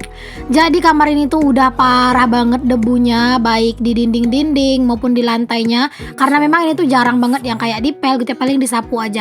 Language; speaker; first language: Indonesian; native; Indonesian